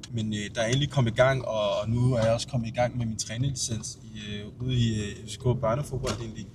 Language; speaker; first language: Danish; early bilingual, other home language; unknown